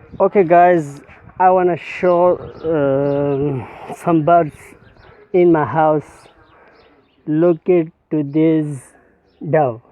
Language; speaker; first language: English; non-native, learner; Pashto